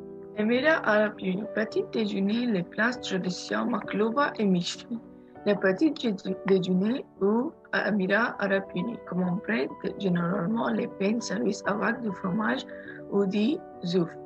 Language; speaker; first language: French; non-native, learner; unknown